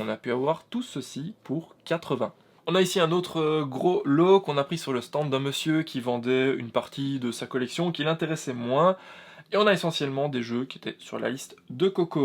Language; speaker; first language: French; native; French